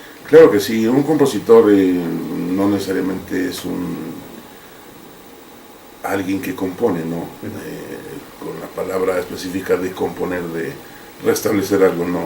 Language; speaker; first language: Spanish; native; Spanish